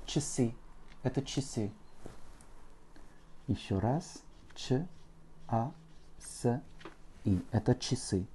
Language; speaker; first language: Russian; non-native, fluent; French